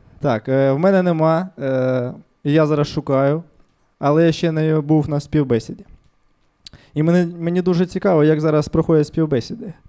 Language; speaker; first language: Ukrainian; non-native, local second language; Russian